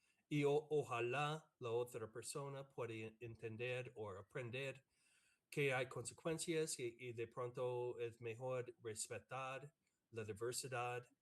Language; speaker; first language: Spanish; non-native, fluent; English